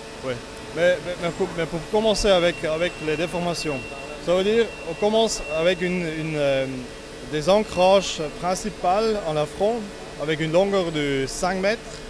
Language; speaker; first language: French; non-native, local second language; Italian